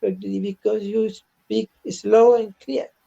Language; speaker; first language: English; non-native, learner; Spanish